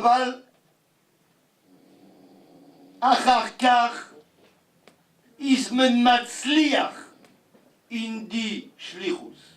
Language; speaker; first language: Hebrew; non-native, fluent; Yiddish